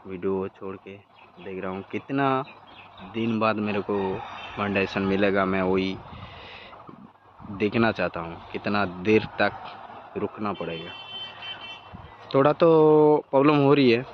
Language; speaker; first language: Hindi; non-native, local second language; Bangla